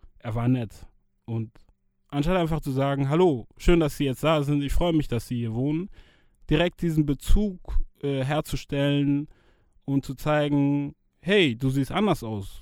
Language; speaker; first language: German; early bilingual, other home language; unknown